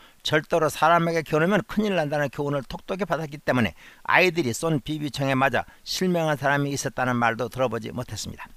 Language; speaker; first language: Korean; native; Korean